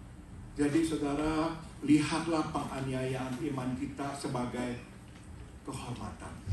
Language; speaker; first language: Indonesian; native; Indonesian